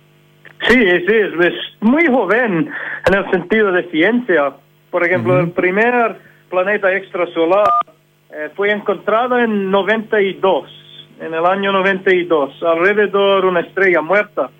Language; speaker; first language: Spanish; non-native, fluent; English